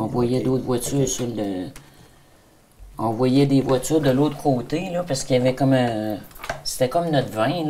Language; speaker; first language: French; native; French